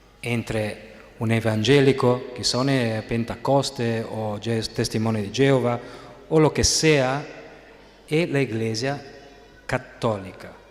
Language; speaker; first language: Spanish; non-native, fluent; Italian